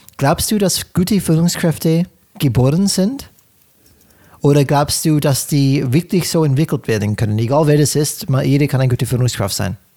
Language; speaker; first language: German; non-native, fluent; English